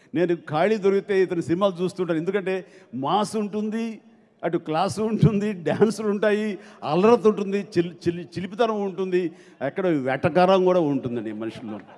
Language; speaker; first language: Telugu; native; Telugu